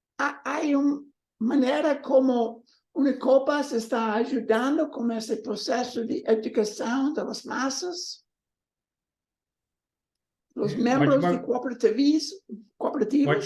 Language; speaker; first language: Spanish; non-native, learner; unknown